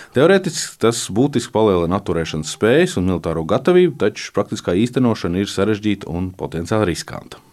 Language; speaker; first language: Latvian; native; Latvian